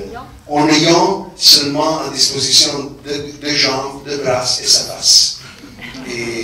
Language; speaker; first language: French; non-native, fluent; Italian